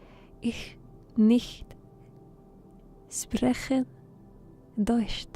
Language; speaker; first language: German; non-native, learner; English